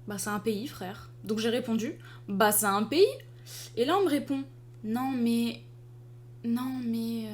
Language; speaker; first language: French; native; French